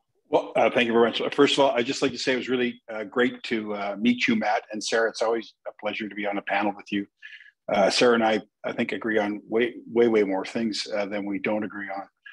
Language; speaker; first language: English; native; English